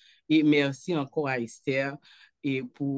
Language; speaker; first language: French; non-native, local second language; Haitian Creole